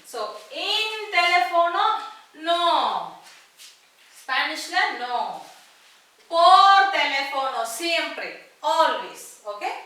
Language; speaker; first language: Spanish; non-native, fluent; Tamil